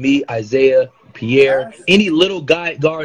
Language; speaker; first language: English; native; English